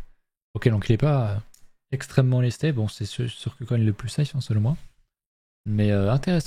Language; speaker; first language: French; native; French